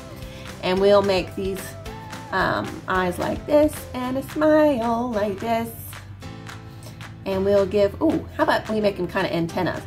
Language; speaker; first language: English; native; English